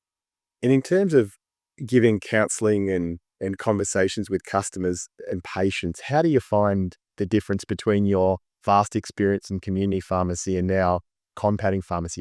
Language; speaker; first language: English; native; English